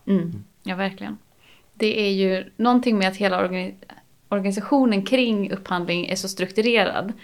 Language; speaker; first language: Swedish; native; Swedish